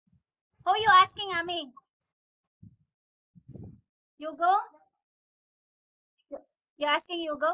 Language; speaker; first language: English; non-native, local second language; Filipino